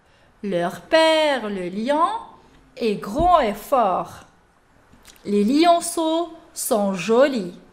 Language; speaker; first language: French; non-native, local second language; Arabic